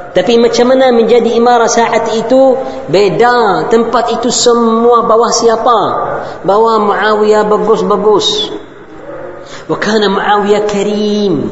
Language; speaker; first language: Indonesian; non-native, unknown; Arabic